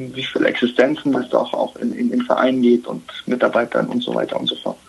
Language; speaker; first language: German; native; German